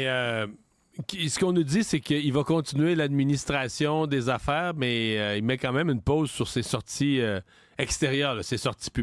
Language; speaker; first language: French; native; French